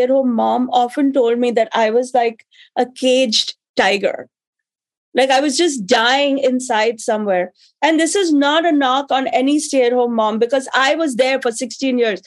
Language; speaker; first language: English; non-native, local second language; Hindi